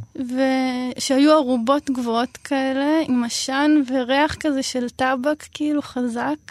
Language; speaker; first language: Hebrew; early bilingual, other home language; Russian